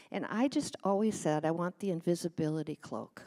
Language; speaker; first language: English; native; English